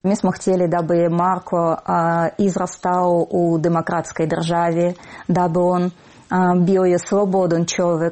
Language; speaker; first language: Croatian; non-native, learner; Russian